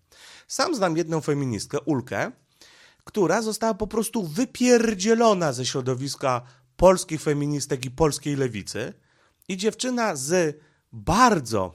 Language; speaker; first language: Polish; native; Polish